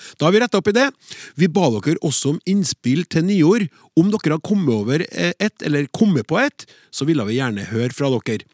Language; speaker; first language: Norwegian; native; Norwegian